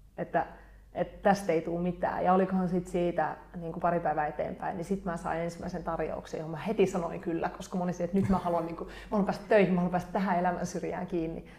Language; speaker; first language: Finnish; native; Finnish